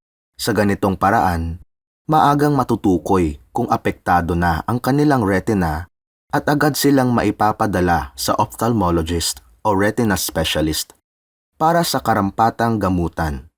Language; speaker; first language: Filipino; native; Filipino